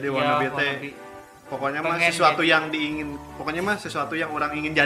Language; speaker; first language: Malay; non-native, local second language; Sundanese